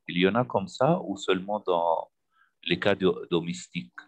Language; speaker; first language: French; non-native, fluent; Arabic